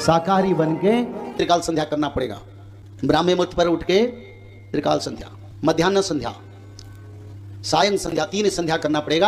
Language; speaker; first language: Hindi; non-native, local second language; Odia